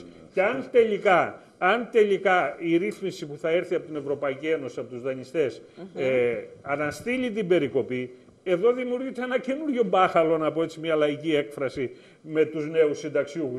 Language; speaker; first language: Greek; native; Greek